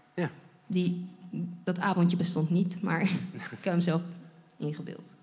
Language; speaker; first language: Dutch; non-native, fluent; Polish